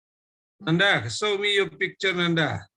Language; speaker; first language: English; non-native, fluent; Indonesian